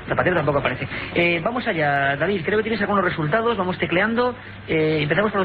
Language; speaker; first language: Spanish; native; Spanish